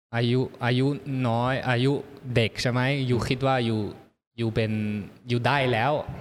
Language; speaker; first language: Thai; early bilingual, heritage; Thai